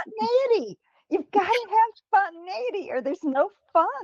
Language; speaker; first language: English; native; English